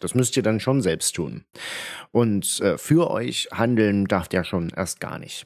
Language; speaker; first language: German; native; German